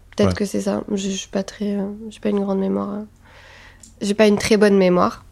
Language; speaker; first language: French; non-native, local second language; Arabic